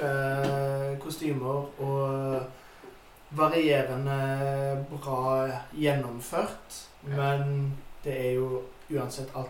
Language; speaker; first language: Norwegian; native; Norwegian